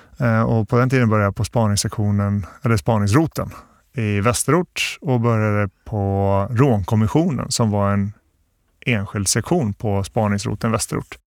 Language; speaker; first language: Swedish; early bilingual, other home language; Bosnian